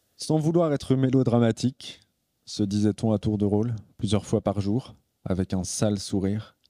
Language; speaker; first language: French; native; French